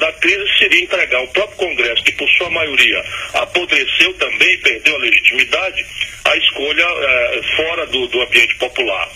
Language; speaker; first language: Portuguese; native; Portuguese